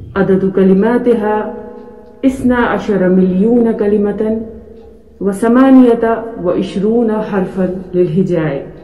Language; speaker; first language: Arabic; non-native, learner; Kashmiri